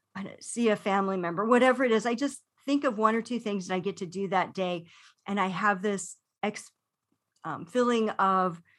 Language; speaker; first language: English; native; English